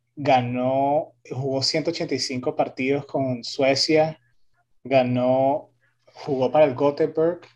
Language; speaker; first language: Spanish; early bilingual, heritage; Spanish